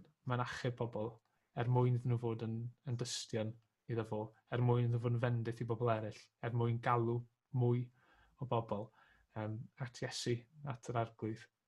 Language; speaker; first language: Welsh; native; Welsh